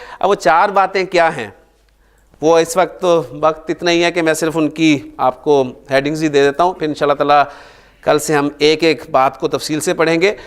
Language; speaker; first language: Urdu; native; Urdu